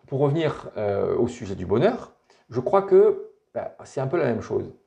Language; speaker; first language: French; native; French